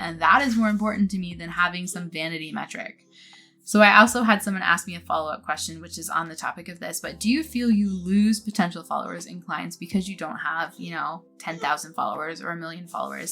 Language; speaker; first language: English; native; English